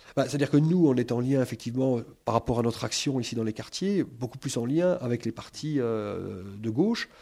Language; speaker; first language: French; native; French